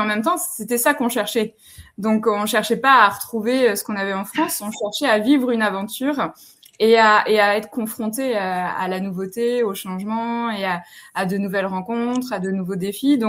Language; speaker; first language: French; native; French